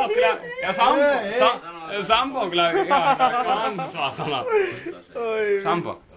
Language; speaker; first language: Finnish; native; Finnish